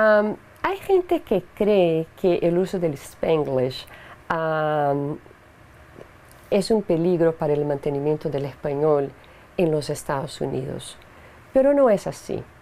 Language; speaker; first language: Spanish; non-native, fluent; Portuguese